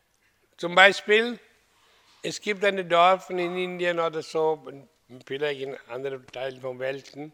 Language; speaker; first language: German; non-native, learner; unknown